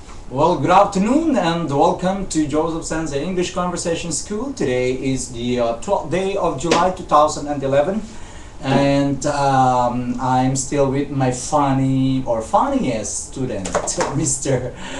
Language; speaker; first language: English; non-native, local second language; Chavacano